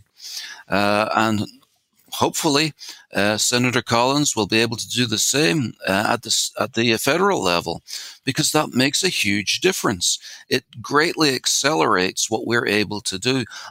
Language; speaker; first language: English; native; English